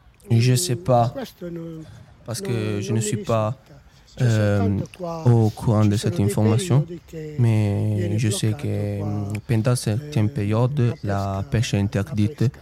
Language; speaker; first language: French; non-native, learner; Italian